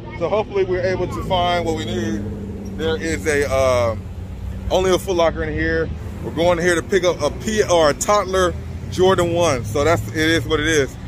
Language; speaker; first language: English; native; English